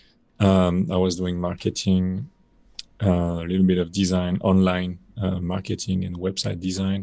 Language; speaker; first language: English; non-native, fluent; French